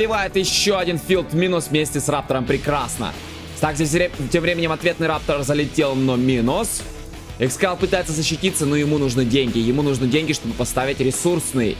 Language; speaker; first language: Russian; native; Russian